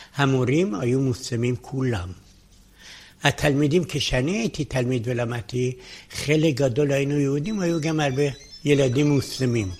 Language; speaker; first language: Hebrew; non-native, fluent; Persian